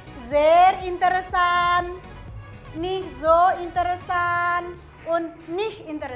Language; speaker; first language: German; non-native, fluent; Indonesian